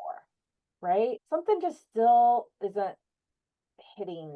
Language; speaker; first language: English; native; English